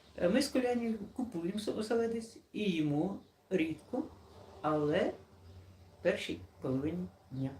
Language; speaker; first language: Ukrainian; non-native, local second language; Russian